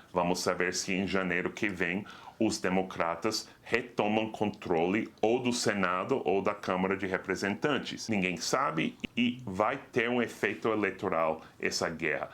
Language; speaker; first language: Portuguese; non-native, fluent; English